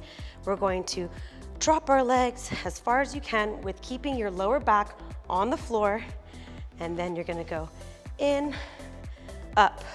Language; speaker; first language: English; native; English